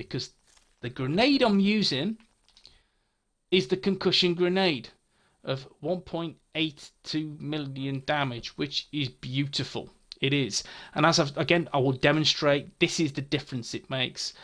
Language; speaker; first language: English; native; English